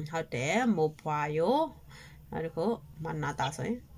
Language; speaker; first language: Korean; non-native, fluent; Burmese